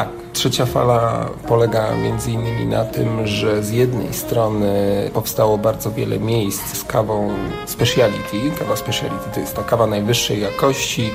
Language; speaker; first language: Polish; native; Polish